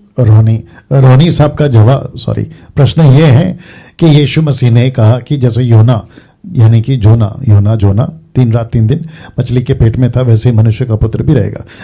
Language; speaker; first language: Hindi; native; Hindi